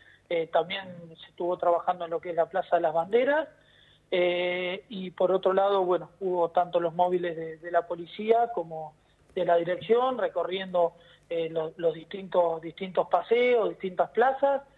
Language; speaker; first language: Spanish; native; Spanish